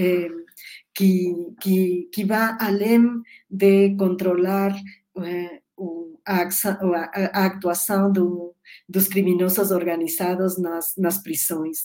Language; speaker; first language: Portuguese; non-native, learner; Spanish